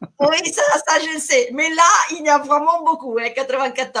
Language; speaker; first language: French; non-native, fluent; Italian